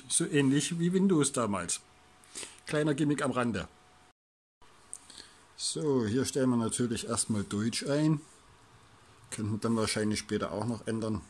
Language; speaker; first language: German; native; German